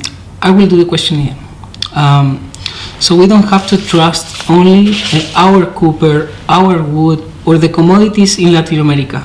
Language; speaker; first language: English; non-native, fluent; Spanish